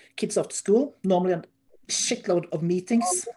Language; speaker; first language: English; non-native, fluent; Norwegian